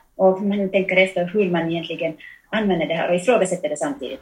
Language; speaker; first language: Swedish; early bilingual, heritage; German